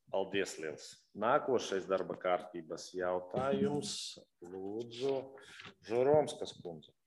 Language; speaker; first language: Latvian; non-native, local second language; Russian